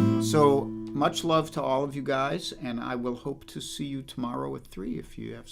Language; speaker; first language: English; native; English